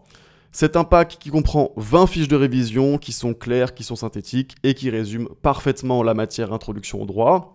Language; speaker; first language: French; native; French